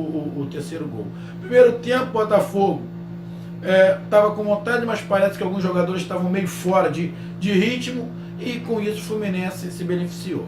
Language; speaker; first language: Portuguese; native; Portuguese